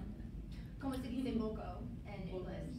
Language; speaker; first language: Spanish; non-native, learner; English